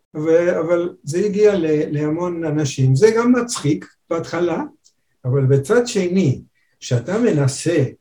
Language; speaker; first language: Hebrew; non-native, fluent; Spanish